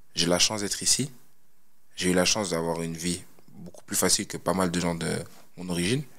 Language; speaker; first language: French; native; French